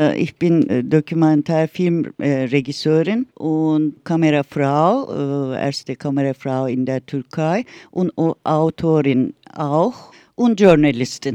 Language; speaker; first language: German; non-native, learner; Turkish